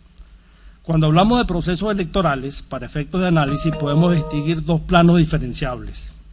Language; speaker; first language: Spanish; native; Spanish